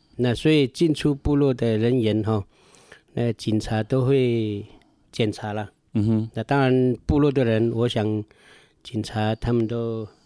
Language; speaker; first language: Chinese; non-native, local second language; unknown